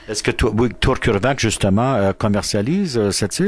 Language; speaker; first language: French; native; French